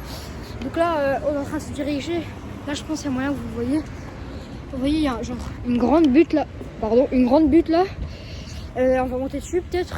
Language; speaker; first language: French; native; French